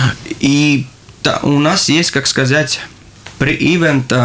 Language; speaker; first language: Russian; non-native, local second language; Latvian